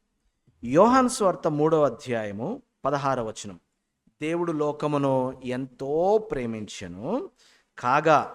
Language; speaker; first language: Telugu; native; Telugu